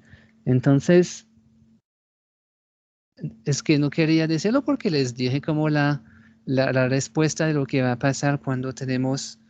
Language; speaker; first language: Spanish; non-native, fluent; French